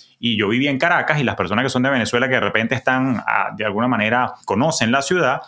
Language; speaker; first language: Spanish; native; Spanish